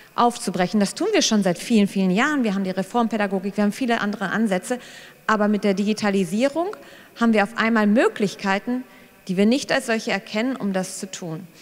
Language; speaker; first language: German; native; German